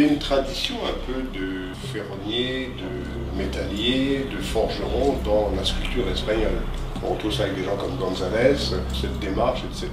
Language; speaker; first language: French; native; French